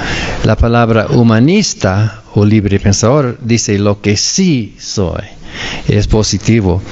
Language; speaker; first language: Spanish; non-native, fluent; English